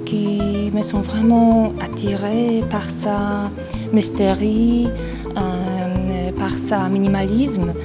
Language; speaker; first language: French; non-native, fluent; Polish